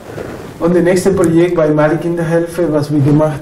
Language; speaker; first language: German; non-native, fluent; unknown